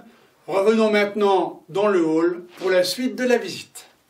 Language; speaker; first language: French; native; French